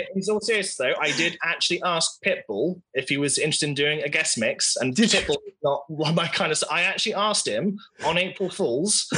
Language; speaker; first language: English; native; English